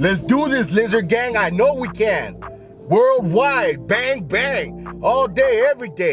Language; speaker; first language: English; native; English